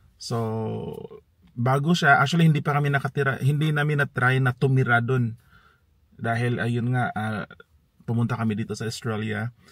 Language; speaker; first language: Filipino; non-native, local second language; Cebuano